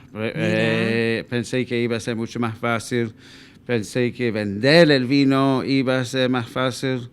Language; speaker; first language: Spanish; non-native, fluent; English